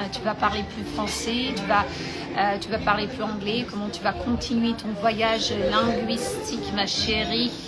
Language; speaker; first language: French; non-native, fluent; Ukrainian